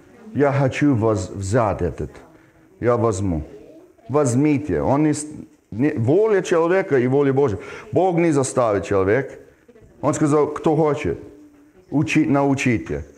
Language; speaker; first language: Russian; non-native, fluent; English